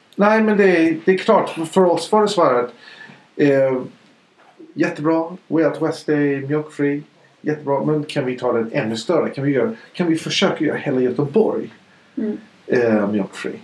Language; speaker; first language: Swedish; non-native, fluent; English